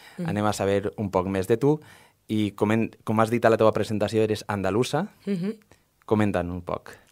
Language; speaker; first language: Catalan; native; Catalan